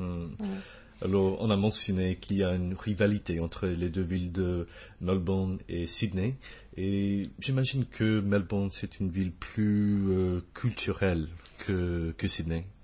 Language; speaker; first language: French; non-native, fluent; English